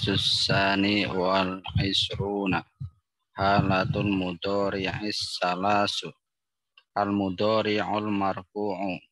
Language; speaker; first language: Arabic; non-native, learner; Indonesian